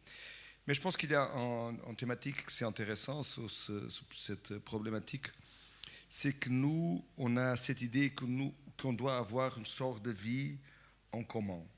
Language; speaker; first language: French; non-native, fluent; Portuguese